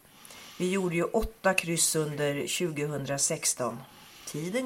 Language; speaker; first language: Swedish; native; Swedish